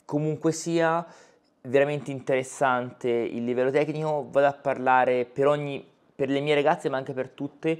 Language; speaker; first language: Italian; native; Italian